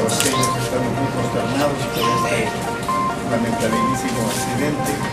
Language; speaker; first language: Spanish; native; Spanish